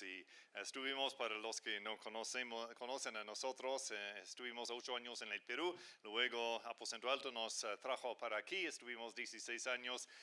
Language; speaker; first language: Spanish; non-native, fluent; English